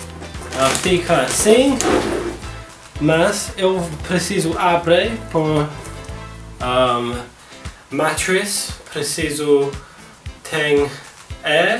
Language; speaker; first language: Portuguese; non-native, learner; English